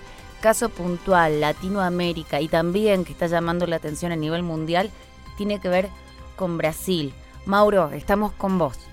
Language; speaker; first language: Spanish; native; Spanish